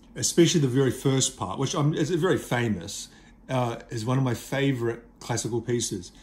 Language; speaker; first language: English; native; English